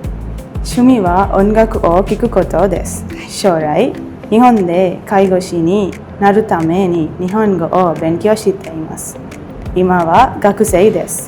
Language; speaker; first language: Japanese; non-native, learner; Sinhala